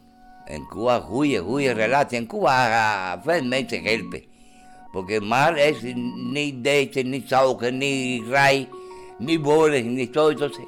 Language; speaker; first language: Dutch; non-native, learner; Spanish